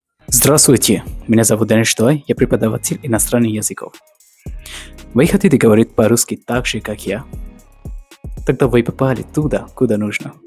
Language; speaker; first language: Russian; non-native, fluent; Hindi